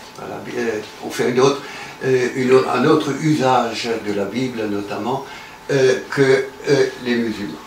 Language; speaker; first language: French; native; French